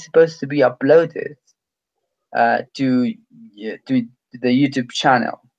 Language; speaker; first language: English; non-native, fluent; Spanish